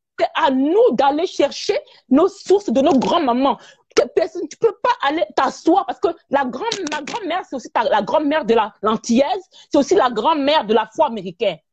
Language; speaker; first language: French; native; French